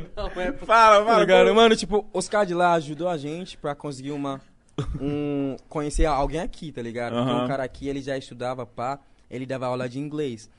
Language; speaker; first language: Portuguese; non-native, fluent; Akan